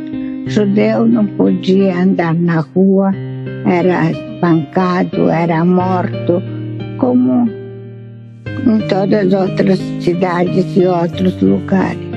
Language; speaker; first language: Portuguese; non-native, fluent; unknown